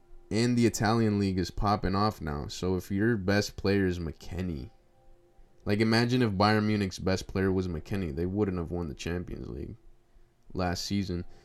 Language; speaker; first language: English; early bilingual, other home language; Spanish